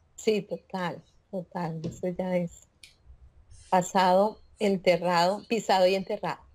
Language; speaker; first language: Spanish; native; Spanish